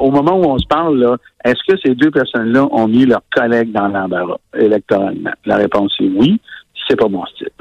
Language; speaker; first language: French; native; French